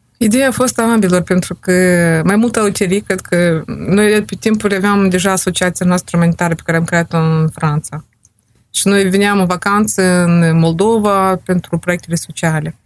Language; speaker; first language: Romanian; native; Romanian